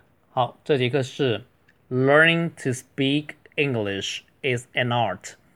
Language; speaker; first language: English; non-native, fluent; Chinese